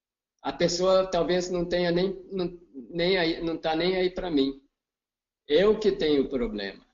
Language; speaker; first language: Portuguese; non-native, fluent; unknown